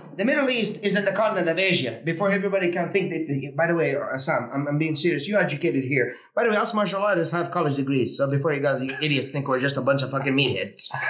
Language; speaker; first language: English; early bilingual, other home language; Arabic